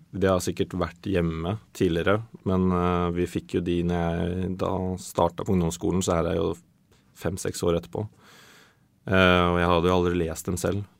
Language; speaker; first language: Norwegian; early bilingual, other home language; Swedish